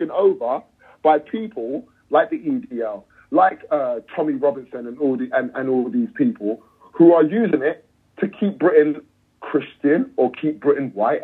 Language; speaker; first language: English; native; English